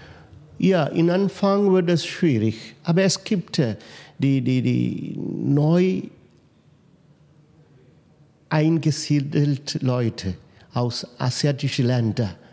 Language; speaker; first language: German; non-native, fluent; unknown